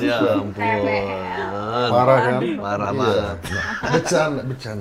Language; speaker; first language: Indonesian; non-native, fluent; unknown